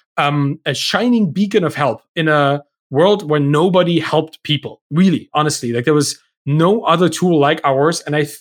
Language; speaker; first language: English; non-native, fluent; German